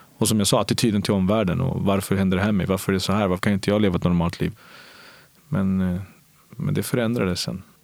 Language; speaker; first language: Swedish; early bilingual, other home language; Spanish